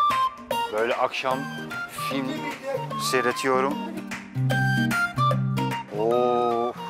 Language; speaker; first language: Turkish; non-native, fluent; Dutch